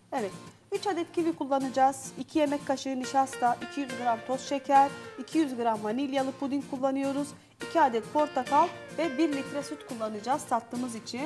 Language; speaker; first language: Turkish; native; Turkish